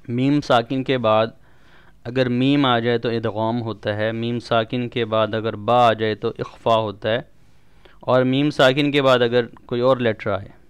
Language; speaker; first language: Urdu; non-native, local second language; Punjabi